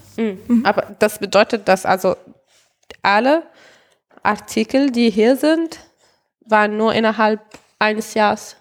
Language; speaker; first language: German; non-native, fluent; Arabic